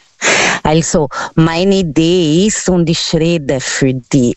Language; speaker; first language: German; non-native, learner; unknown